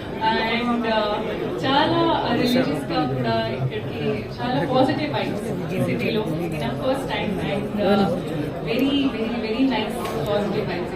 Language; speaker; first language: Telugu; non-native, local second language; Hindi